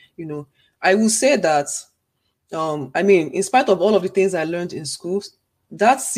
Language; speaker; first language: English; non-native, local second language; Igbo